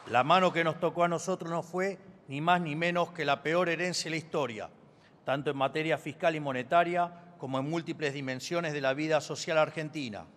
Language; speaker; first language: Spanish; native; Spanish